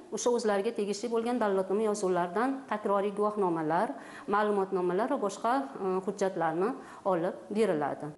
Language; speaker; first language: Uzbek; native; Uzbek